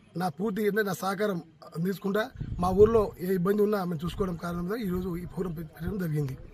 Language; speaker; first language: Telugu; non-native, local second language; Lambadi